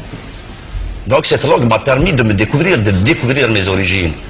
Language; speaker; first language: French; non-native, local second language; Kabyle